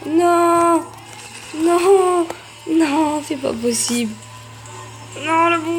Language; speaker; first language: French; native; French